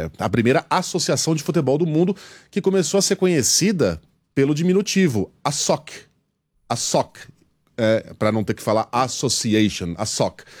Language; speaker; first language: Portuguese; native; Portuguese